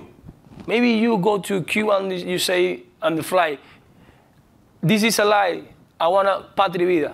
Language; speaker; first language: English; non-native, learner; Spanish